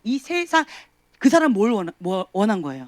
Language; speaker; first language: Korean; native; Korean